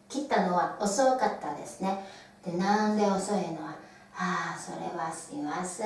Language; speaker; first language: Japanese; non-native, fluent; Chinese